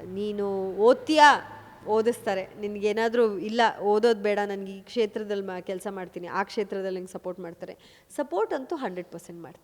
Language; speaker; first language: Kannada; non-native, local second language; Kodava